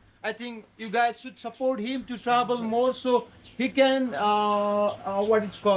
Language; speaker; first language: English; non-native, fluent; Nepali